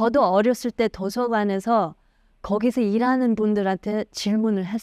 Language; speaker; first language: Korean; early bilingual, heritage; Korean